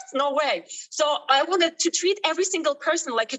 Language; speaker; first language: English; non-native, fluent; Ukrainian